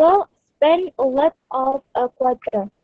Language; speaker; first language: English; non-native, learner; Indonesian